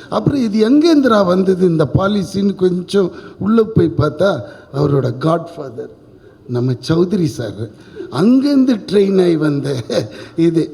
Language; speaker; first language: Tamil; native; Tamil